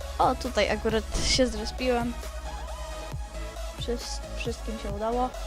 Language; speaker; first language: Polish; native; Polish